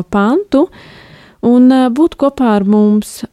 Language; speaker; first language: Latvian; native; Latvian